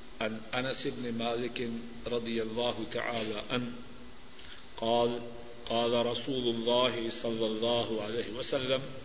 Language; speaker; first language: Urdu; non-native, local second language; Punjabi